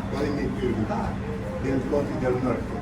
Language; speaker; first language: Spanish; non-native, learner; Portuguese